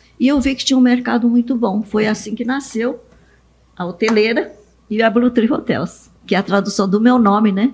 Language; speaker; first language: Portuguese; early bilingual, other home language; Japanese